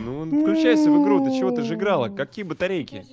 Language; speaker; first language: Russian; native; Russian